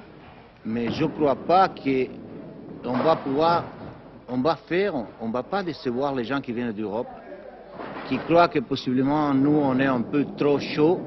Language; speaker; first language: French; non-native, fluent; Spanish